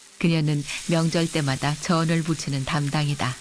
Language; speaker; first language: Korean; native; Korean